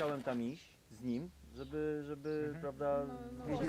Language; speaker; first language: Polish; early bilingual, heritage; English